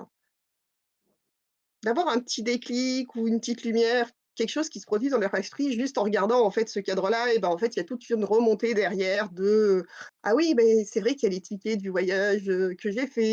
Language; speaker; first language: French; native; French